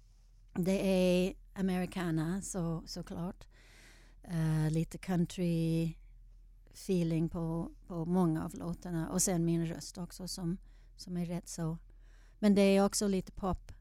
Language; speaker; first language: Swedish; non-native, fluent; English